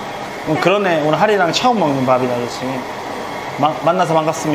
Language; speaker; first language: Korean; native; Korean